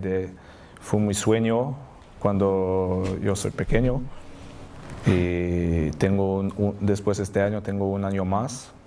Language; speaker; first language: Spanish; non-native, learner; French